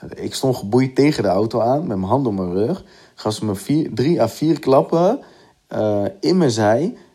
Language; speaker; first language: Dutch; early bilingual, other home language; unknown